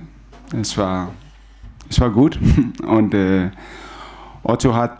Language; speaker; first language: German; non-native, fluent; Danish